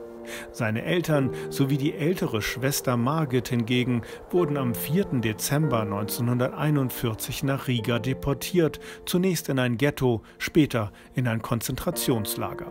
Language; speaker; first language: German; native; German